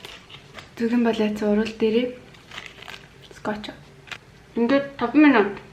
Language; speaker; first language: Mongolian; native; Mongolian